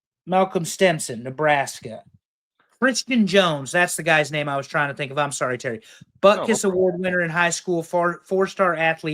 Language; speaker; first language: English; native; English